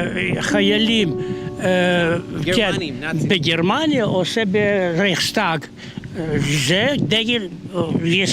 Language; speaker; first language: Hebrew; non-native, learner; Russian